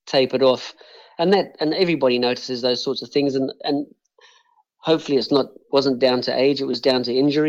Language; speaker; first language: English; native; English